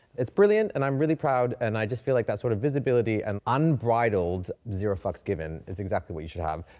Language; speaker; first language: English; native; English